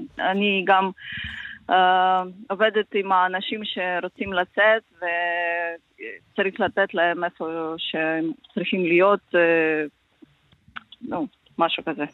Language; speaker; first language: Hebrew; non-native, learner; Ukrainian